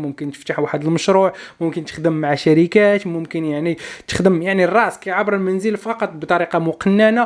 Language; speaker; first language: Arabic; native; Arabic